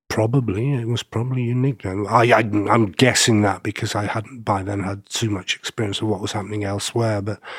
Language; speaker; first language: English; native; English